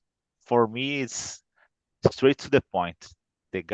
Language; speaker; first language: English; non-native, fluent; Portuguese